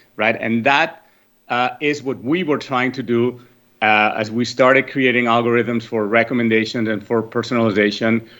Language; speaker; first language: English; non-native, fluent; Catalan